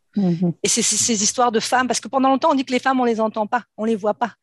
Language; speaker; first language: French; native; French